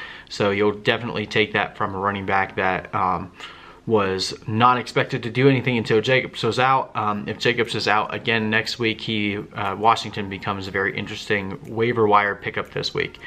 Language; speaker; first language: English; native; English